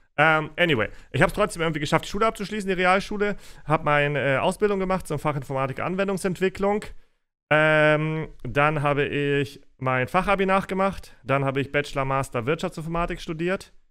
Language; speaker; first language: German; early bilingual, other home language; Russian